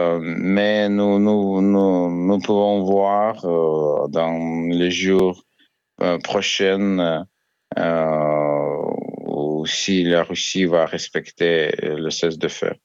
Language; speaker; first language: French; non-native, fluent; Ukrainian